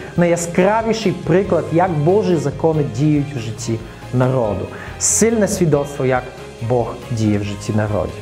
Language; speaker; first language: Ukrainian; non-native, fluent; Russian